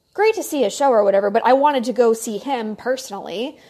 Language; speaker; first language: English; native; English